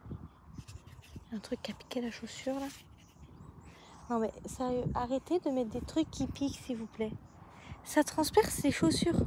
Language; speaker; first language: French; native; French